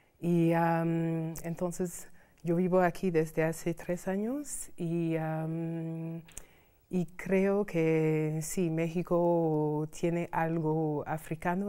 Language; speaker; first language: Spanish; non-native, fluent; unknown